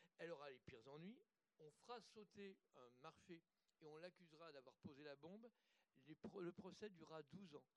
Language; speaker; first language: French; native; French